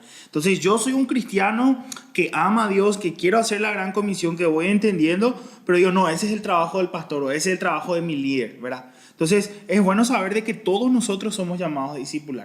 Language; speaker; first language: Spanish; native; Spanish